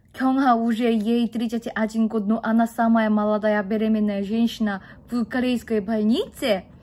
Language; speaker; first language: Russian; non-native, fluent; Korean